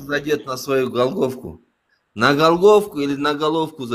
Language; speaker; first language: Russian; non-native, local second language; Kazakh